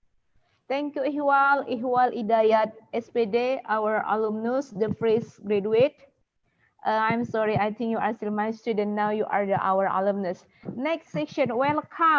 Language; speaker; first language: English; non-native, fluent; Indonesian